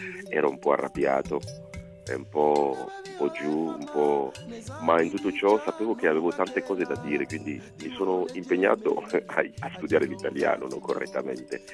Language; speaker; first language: Italian; non-native, fluent; Ewe